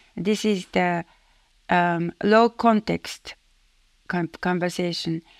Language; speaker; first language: English; non-native, fluent; Japanese